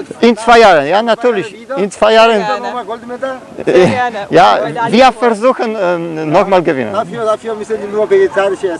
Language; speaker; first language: German; non-native, fluent; Polish